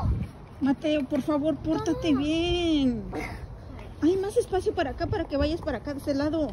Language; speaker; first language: Spanish; native; Spanish